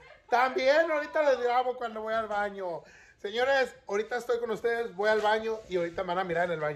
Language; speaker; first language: Spanish; early bilingual, heritage; Spanish